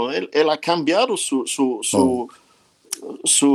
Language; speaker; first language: Spanish; non-native, fluent; English